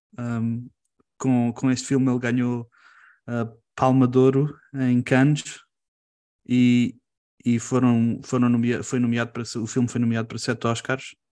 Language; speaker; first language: Portuguese; early bilingual, heritage; Portuguese